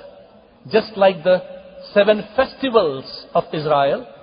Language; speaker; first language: English; non-native, local second language; Kannada